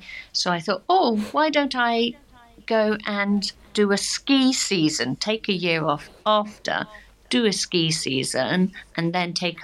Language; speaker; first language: English; native; English